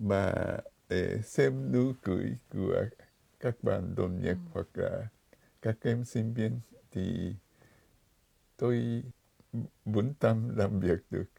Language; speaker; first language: Vietnamese; non-native, fluent; Japanese